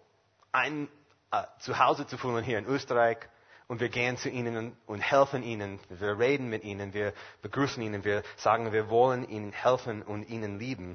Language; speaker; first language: German; non-native, fluent; English